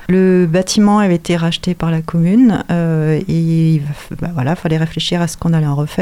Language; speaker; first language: French; native; French